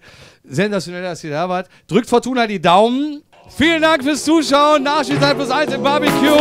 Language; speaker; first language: German; native; German